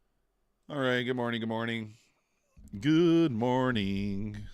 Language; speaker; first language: English; native; English